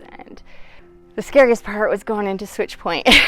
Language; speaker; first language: English; native; English